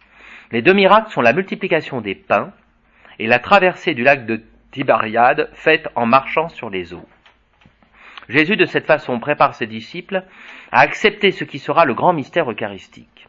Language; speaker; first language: French; native; French